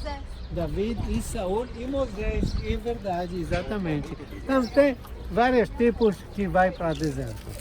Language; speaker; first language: Portuguese; non-native, learner; Hebrew